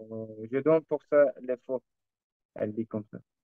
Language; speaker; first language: French; non-native, learner; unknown